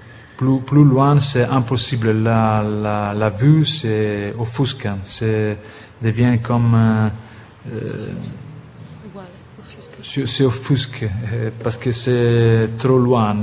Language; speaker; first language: French; non-native, fluent; Italian